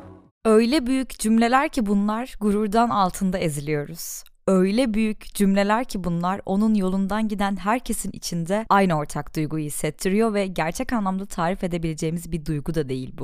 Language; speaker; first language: Turkish; native; Turkish